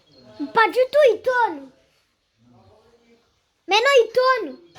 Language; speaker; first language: French; native; French